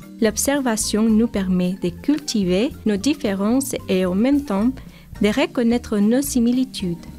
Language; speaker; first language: French; non-native, fluent; Spanish